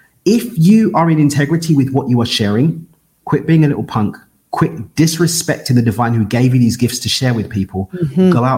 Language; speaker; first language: English; native; English